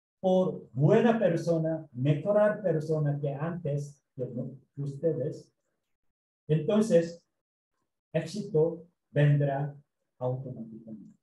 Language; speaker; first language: Spanish; non-native, learner; Korean